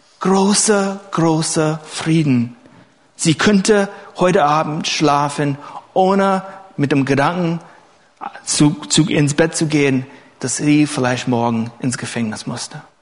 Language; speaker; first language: German; non-native, fluent; English